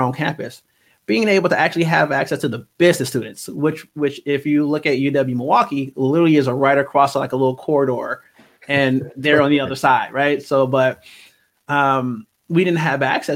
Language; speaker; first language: English; native; English